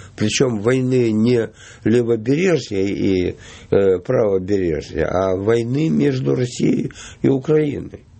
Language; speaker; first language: Russian; native; Russian